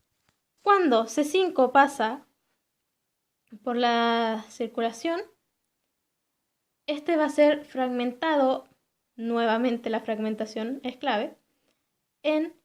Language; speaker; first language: Spanish; native; Spanish